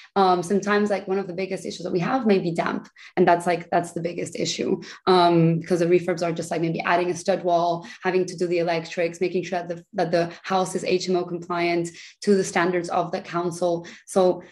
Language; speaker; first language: English; early bilingual, other home language; Spanish